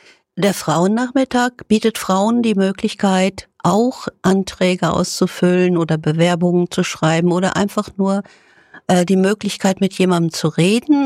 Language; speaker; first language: German; native; German